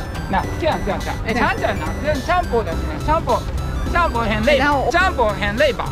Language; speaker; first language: Chinese; non-native, learner; Japanese